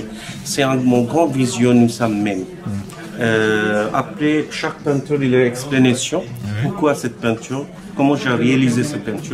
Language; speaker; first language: French; non-native, learner; Bangla